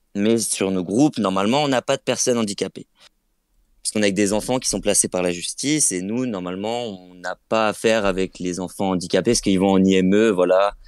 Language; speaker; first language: French; native; French